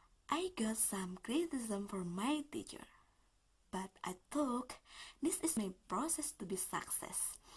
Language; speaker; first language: English; non-native, learner; Indonesian